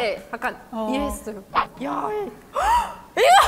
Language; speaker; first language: Korean; non-native, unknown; German